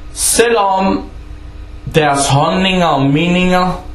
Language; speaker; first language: Danish; non-native, fluent; Arabic